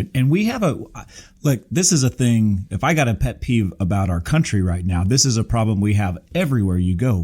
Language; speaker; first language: English; native; English